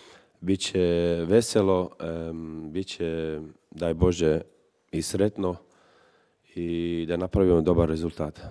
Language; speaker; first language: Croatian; early bilingual, heritage; Croatian